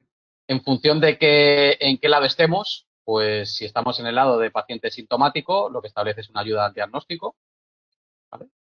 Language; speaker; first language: Spanish; native; Spanish